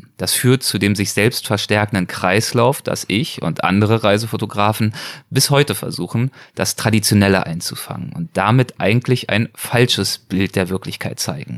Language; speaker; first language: German; native; German